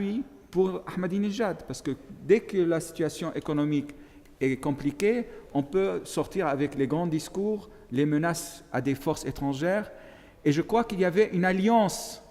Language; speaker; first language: French; non-native, fluent; Arabic